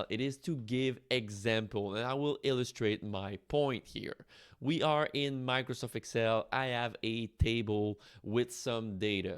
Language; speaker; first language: English; non-native, fluent; French